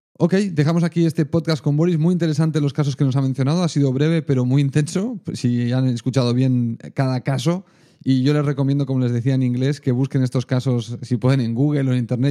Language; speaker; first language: Spanish; native; Spanish